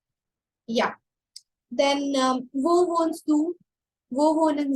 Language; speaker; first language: German; non-native, fluent; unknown